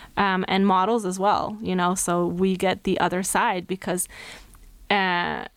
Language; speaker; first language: English; non-native, fluent; Slovenian